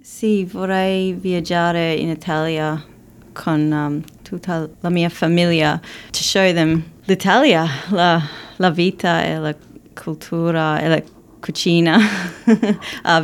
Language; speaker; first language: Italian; non-native, learner; English